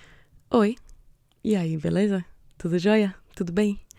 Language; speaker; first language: Portuguese; non-native, fluent; English